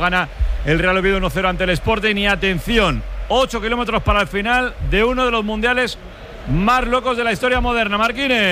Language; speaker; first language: Spanish; native; Spanish